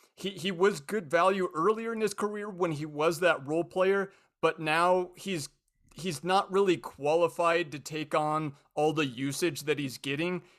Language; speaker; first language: English; native; English